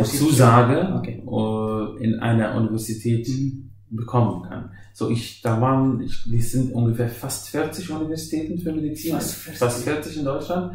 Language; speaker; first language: German; non-native, fluent; Arabic